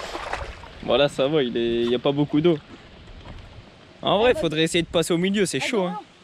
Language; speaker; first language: French; native; French